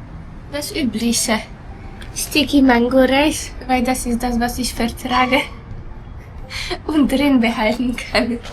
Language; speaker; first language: German; non-native, fluent; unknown